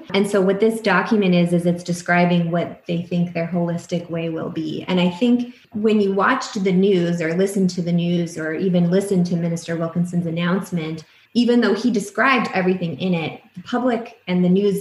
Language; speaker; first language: English; native; English